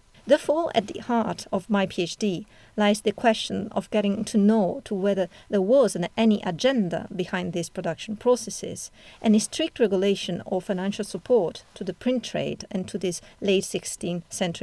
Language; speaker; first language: English; non-native, fluent; Italian